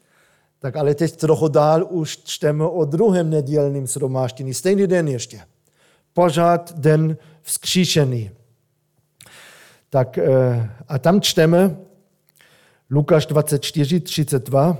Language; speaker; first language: Czech; non-native, fluent; German